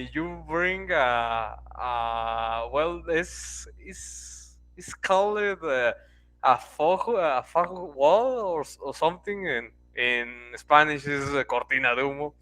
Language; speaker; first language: English; non-native, learner; Spanish